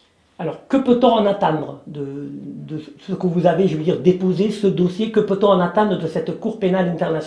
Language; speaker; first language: French; native; French